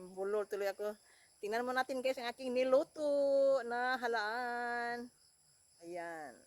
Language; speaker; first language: Filipino; non-native, local second language; Cebuano